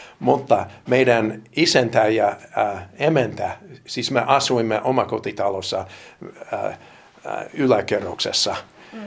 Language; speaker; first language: Finnish; non-native, fluent; English